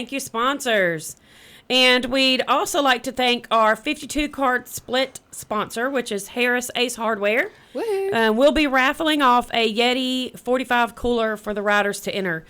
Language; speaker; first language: English; native; English